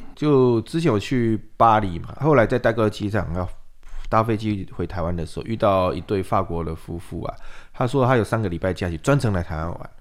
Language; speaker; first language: Chinese; non-native, local second language; Min Nan Chinese